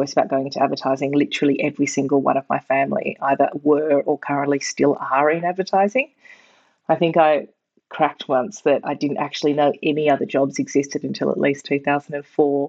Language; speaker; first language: English; native; English